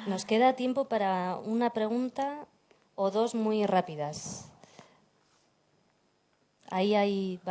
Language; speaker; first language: Spanish; native; Spanish